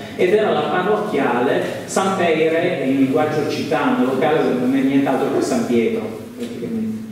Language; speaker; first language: Italian; native; Italian